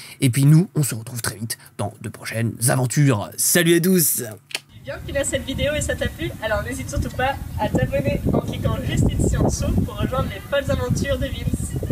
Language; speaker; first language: French; native; French